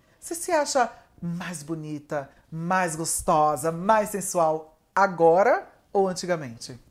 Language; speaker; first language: Portuguese; native; Portuguese